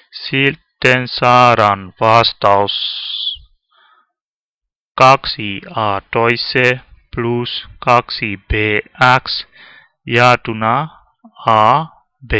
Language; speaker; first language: Finnish; non-native, learner; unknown